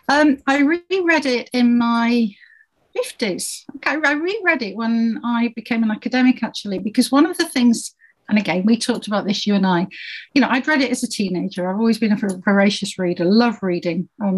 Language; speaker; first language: English; native; English